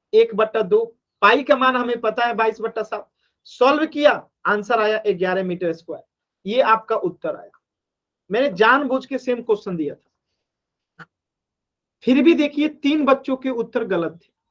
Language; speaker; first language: Hindi; native; Hindi